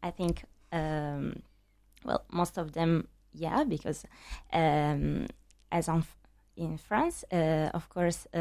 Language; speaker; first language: English; non-native, learner; Italian